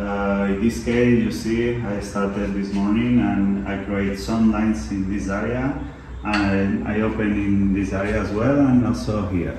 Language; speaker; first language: English; non-native, learner; Spanish